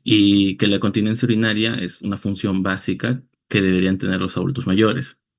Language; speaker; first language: Spanish; native; Spanish